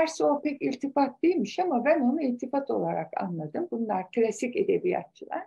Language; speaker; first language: Turkish; native; Turkish